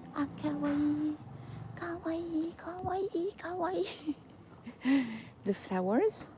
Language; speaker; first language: Japanese; non-native, fluent; French